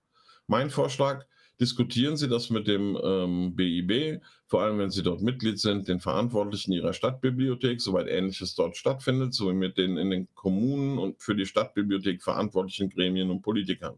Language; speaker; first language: German; native; German